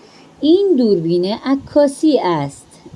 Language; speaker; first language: Persian; non-native, fluent; Urdu